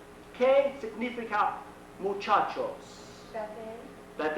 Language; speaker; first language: Spanish; non-native, fluent; English